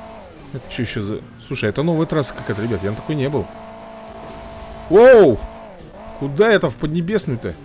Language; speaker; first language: Russian; native; Russian